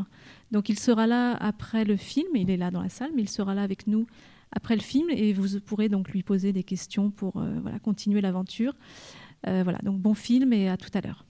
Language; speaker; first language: French; native; French